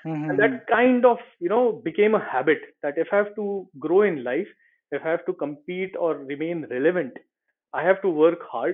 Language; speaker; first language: English; non-native, local second language; Marathi